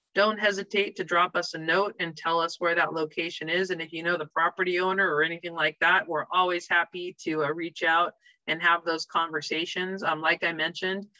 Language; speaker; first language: English; native; English